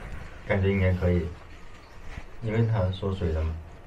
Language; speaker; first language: Chinese; native; Chinese